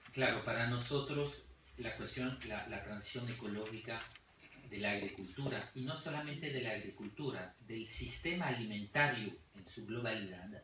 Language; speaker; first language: Spanish; non-native, fluent; French